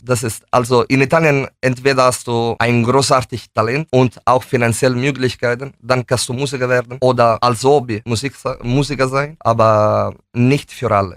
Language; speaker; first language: German; non-native, fluent; Italian